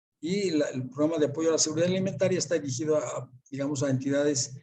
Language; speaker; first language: Spanish; native; Spanish